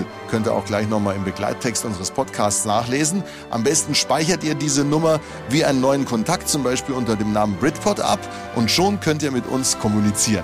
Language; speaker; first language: German; native; German